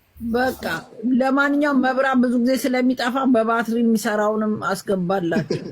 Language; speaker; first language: Amharic; native; Amharic